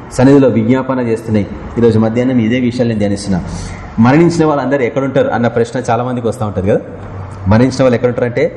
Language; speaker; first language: Telugu; native; Telugu